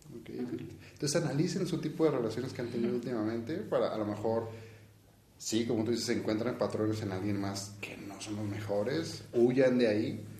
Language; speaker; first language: Spanish; native; Spanish